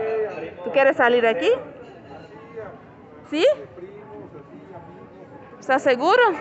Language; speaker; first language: Spanish; non-native, learner; Portuguese